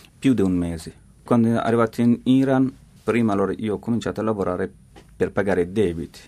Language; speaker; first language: Italian; non-native, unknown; Persian